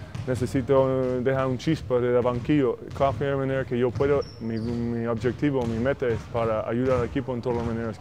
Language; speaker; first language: Spanish; non-native, fluent; English